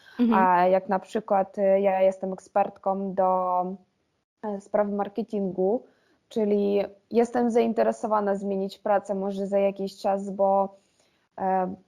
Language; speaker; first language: Polish; non-native, fluent; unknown